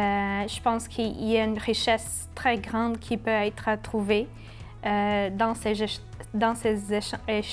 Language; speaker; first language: French; non-native, fluent; Portuguese